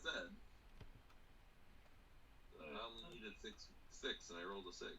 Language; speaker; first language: English; native; English